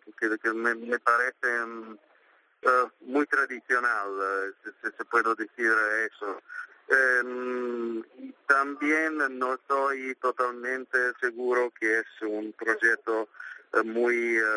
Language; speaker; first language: Spanish; non-native, learner; Italian